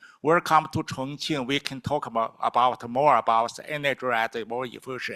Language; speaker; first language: English; non-native, learner; Chinese